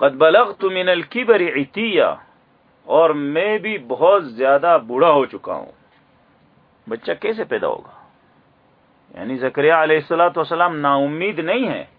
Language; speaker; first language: Urdu; native; Urdu